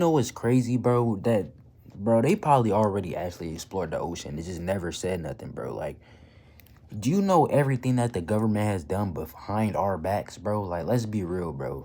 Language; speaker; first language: English; native; English